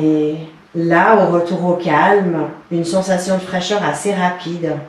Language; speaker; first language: French; native; French